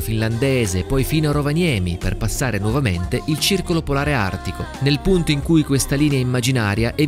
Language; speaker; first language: Italian; native; Italian